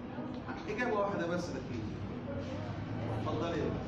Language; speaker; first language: Arabic; native; Arabic